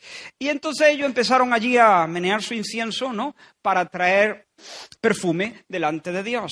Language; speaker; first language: Spanish; native; Spanish